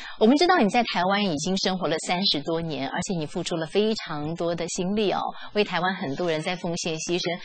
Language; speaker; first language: Chinese; native; Chinese